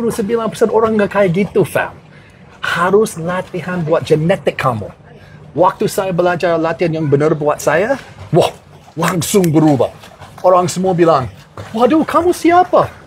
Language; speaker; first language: Indonesian; non-native, fluent; English